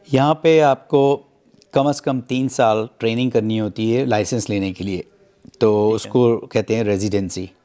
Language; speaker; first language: Urdu; native; Urdu